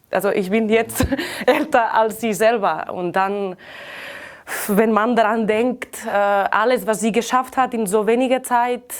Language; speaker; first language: German; non-native, fluent; Catalan